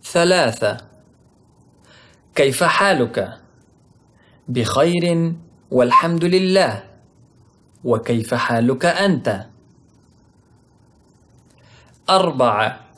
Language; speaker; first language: Arabic; non-native, fluent; Pashto